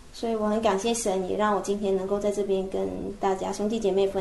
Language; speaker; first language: Chinese; native; Chinese